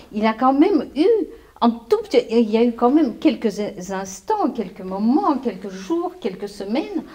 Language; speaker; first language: French; non-native, fluent; Russian